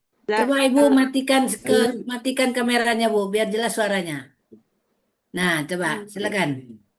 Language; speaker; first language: Indonesian; native; Indonesian